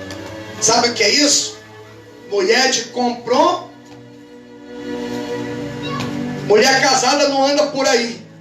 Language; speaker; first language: Portuguese; native; Portuguese